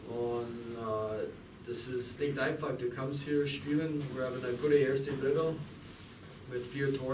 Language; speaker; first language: German; non-native, fluent; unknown